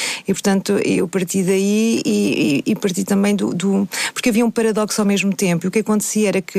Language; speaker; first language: Portuguese; native; Portuguese